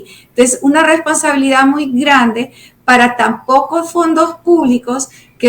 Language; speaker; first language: Spanish; native; Spanish